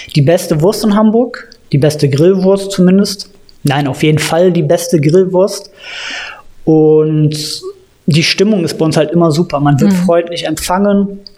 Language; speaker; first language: German; native; German